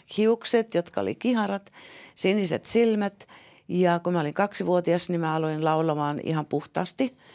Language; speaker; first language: Finnish; native; Finnish